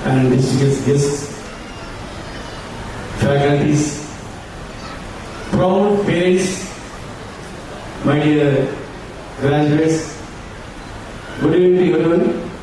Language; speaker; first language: English; non-native, local second language; Telugu